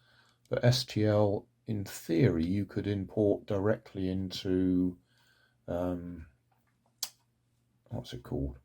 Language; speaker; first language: English; native; English